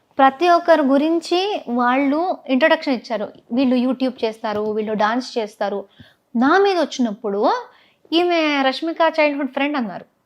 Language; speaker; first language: Telugu; non-native, local second language; Tamil